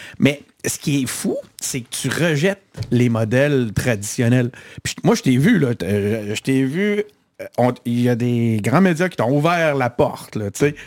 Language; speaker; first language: French; native; French